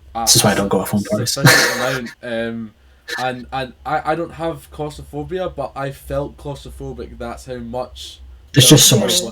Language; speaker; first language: English; native; English